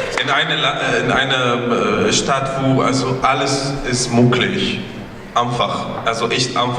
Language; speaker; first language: German; non-native, learner; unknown